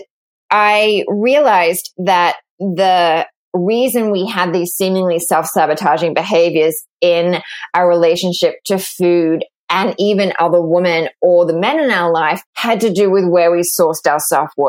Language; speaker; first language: English; native; English